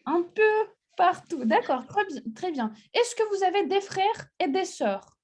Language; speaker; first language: French; non-native, fluent; Russian